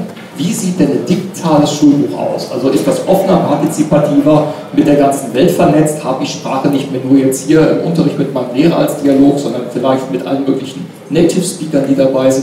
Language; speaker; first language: German; native; German